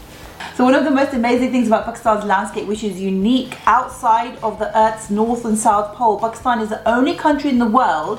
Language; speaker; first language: English; early bilingual, other home language; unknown